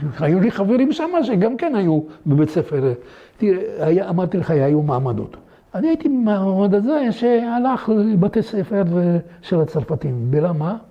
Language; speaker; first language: Hebrew; non-native, fluent; French